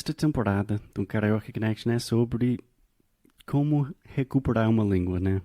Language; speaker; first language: Portuguese; non-native, fluent; English